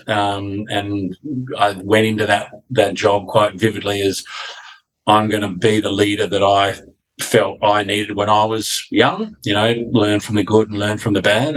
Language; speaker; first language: English; native; English